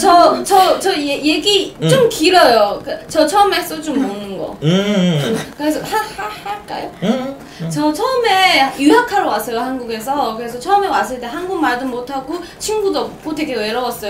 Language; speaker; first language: Korean; non-native, fluent; Chinese